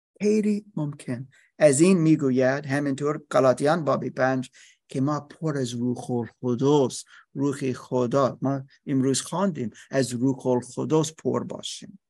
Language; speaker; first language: Persian; non-native, learner; English